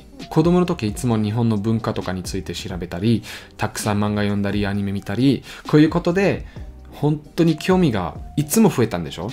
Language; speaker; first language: Japanese; non-native, learner; German